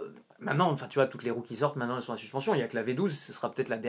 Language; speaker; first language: French; native; French